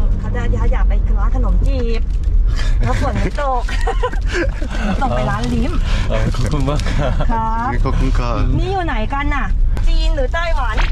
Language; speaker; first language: Thai; native; Thai